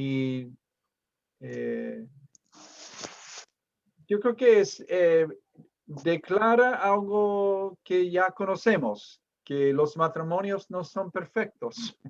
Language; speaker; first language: Spanish; non-native, fluent; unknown